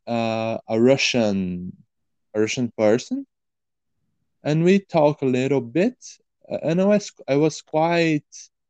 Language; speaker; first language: English; non-native, fluent; Portuguese